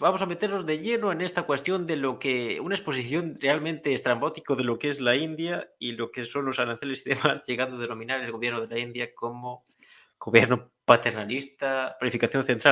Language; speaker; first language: Spanish; native; Spanish